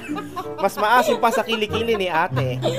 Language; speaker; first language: Filipino; native; Filipino